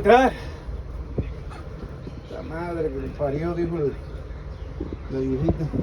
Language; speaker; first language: Spanish; native; Spanish